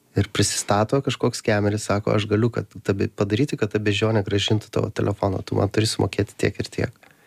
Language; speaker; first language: Lithuanian; native; Lithuanian